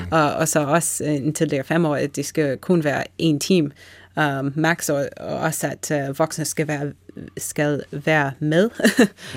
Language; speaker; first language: Danish; non-native, fluent; English